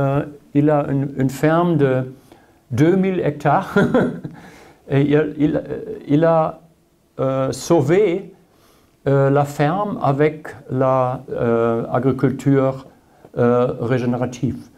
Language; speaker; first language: French; non-native, learner; German